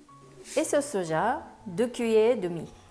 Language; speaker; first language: French; non-native, fluent; Japanese